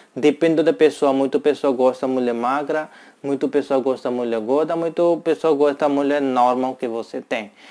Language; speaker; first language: Portuguese; non-native, learner; Hindi